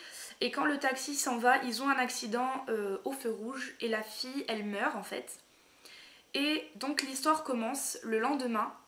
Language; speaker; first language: French; native; French